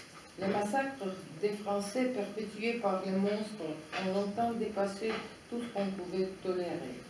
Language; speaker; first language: French; non-native, fluent; Russian